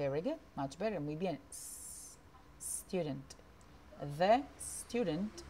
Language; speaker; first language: English; non-native, fluent; Spanish